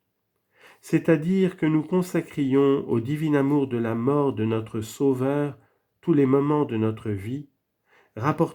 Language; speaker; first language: French; native; French